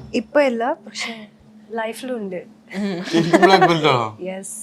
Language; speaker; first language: Malayalam; early bilingual, heritage; Malayalam